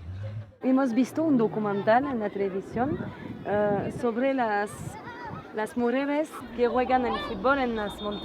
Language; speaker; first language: Spanish; non-native, learner; French